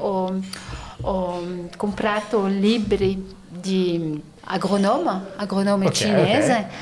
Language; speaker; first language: Italian; non-native, learner; French